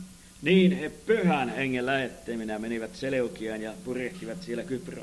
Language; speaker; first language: Finnish; native; Finnish